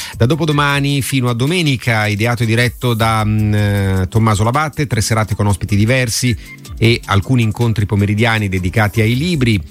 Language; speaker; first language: Italian; native; Italian